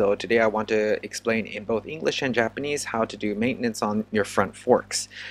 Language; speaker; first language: English; native; English